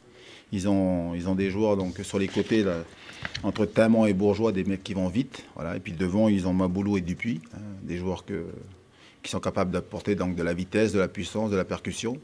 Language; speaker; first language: French; native; French